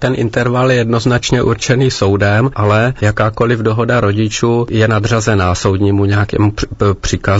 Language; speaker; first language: Czech; native; Czech